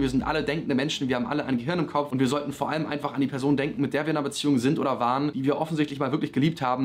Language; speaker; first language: German; native; German